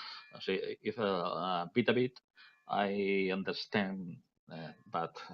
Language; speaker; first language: English; non-native, learner; Catalan